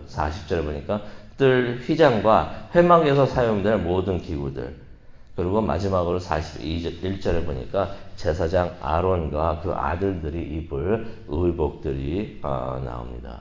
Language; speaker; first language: Korean; native; Korean